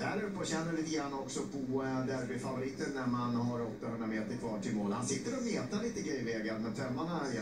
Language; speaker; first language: Swedish; native; Swedish